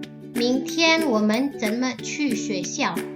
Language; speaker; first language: Chinese; non-native, fluent; Indonesian